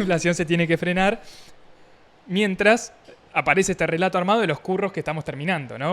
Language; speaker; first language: Spanish; native; Spanish